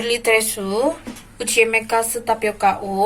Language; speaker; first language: Turkish; non-native, learner; Indonesian